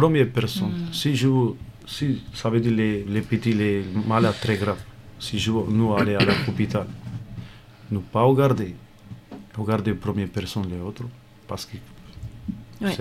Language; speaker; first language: French; non-native, learner; Romany